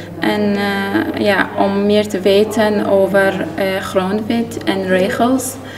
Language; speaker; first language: Dutch; non-native, learner; Persian